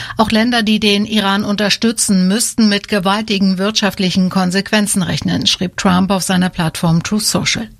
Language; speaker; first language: German; native; German